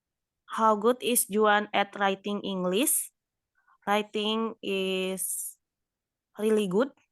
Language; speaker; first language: English; non-native, learner; Indonesian